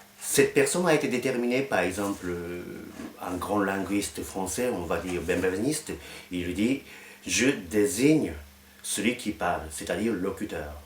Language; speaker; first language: French; non-native, fluent; Japanese